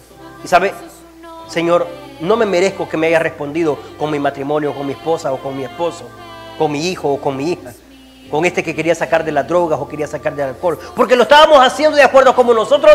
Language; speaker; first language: Spanish; native; Spanish